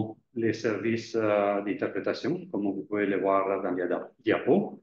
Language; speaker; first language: French; non-native, fluent; Italian